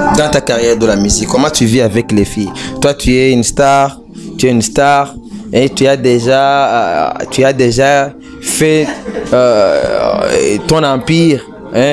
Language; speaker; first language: French; non-native, local second language; Rundi